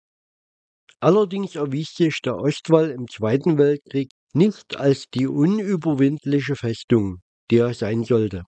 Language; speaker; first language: German; native; German